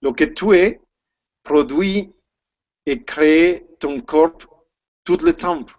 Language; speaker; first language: French; non-native, learner; Spanish